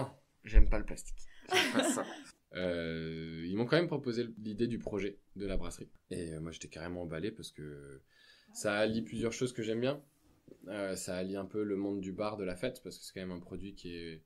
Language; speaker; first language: French; native; French